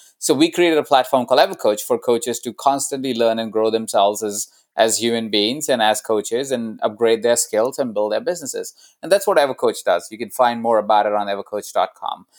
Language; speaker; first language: English; non-native, local second language; Hindi